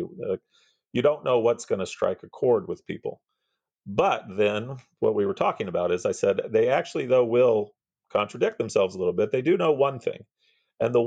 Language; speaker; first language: English; native; English